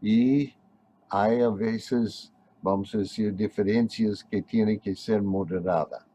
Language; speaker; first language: Spanish; non-native, fluent; English